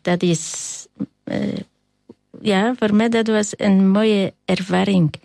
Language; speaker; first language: Dutch; non-native, learner; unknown